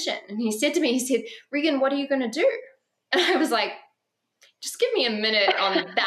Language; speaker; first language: English; native; English